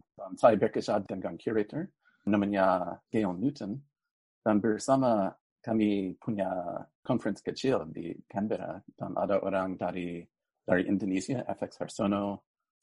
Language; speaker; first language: Indonesian; non-native, fluent; English